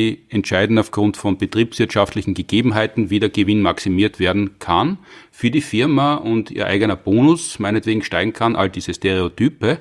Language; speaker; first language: German; native; German